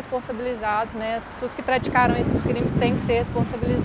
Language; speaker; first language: Portuguese; native; Portuguese